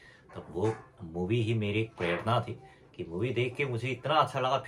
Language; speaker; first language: Hindi; non-native, fluent; Korean